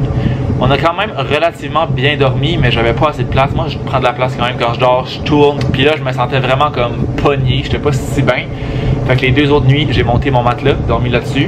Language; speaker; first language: French; native; French